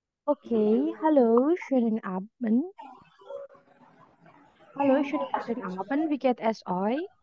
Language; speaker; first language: German; non-native, fluent; Indonesian